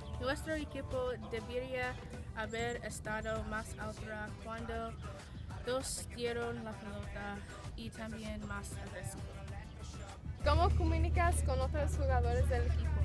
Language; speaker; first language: Spanish; non-native, learner; English